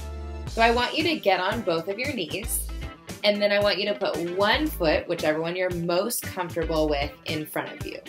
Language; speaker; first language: English; native; English